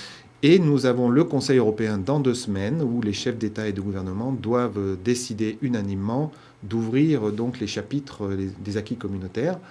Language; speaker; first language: French; native; French